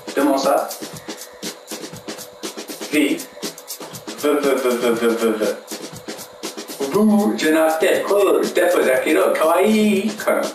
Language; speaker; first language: Japanese; non-native, fluent; English